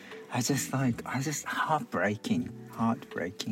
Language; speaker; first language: English; non-native, fluent; Korean